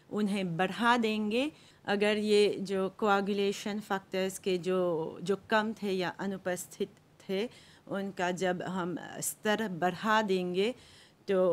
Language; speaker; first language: Hindi; non-native, local second language; Morisyen